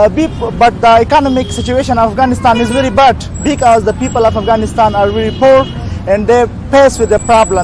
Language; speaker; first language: English; non-native, learner; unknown